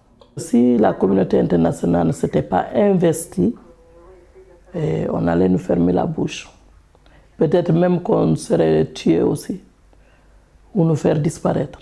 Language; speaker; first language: French; non-native, local second language; Fula